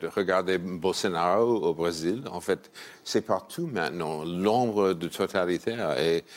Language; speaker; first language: French; non-native, fluent; English